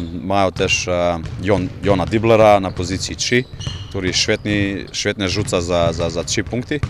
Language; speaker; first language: Polish; non-native, learner; Macedonian